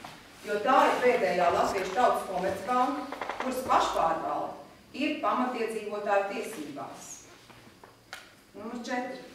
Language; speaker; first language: Latvian; native; Latvian